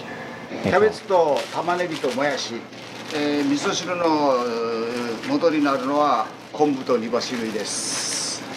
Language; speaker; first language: Japanese; native; Japanese